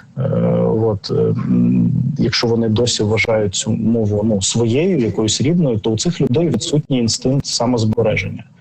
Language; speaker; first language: Ukrainian; non-native, local second language; Russian